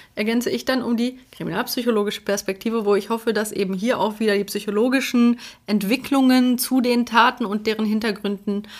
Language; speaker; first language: German; early bilingual, other home language; Polish